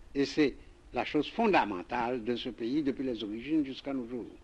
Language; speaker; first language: French; native; French